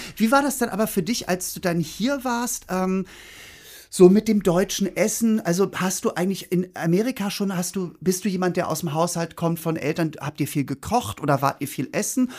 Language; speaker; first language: German; native; German